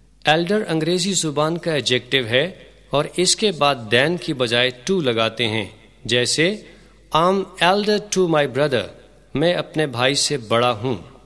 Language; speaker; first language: Urdu; native; Urdu